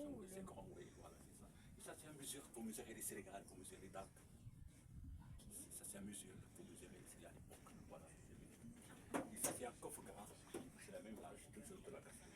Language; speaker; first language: French; non-native, local second language; Arabic